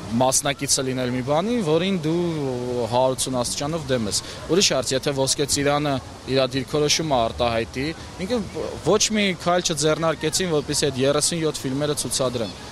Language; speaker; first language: Armenian; native; Armenian